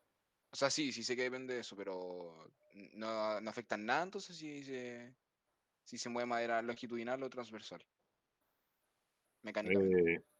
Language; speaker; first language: Spanish; native; Spanish